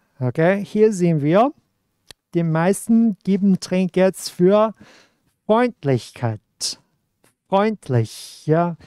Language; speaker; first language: German; non-native, fluent; Cantonese